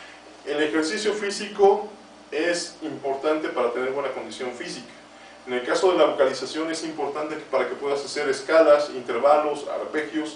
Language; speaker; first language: Spanish; native; Spanish